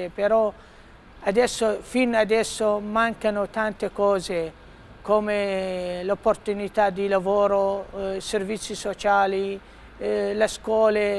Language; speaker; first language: Italian; non-native, fluent; Arabic